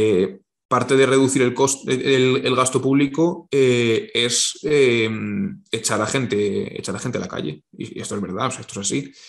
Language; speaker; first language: Spanish; native; Spanish